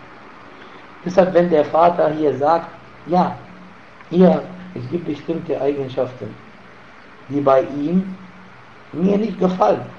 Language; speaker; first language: German; non-native, fluent; Arabic